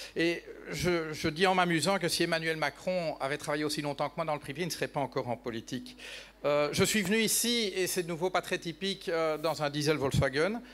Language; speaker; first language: French; native; French